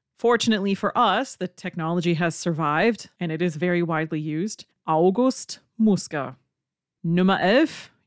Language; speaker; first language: English; native; English